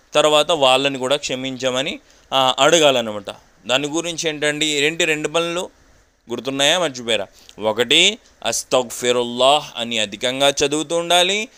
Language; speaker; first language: Telugu; non-native, local second language; Urdu